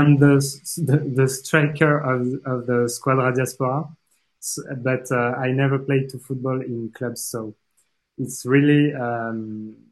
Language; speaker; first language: English; non-native, fluent; French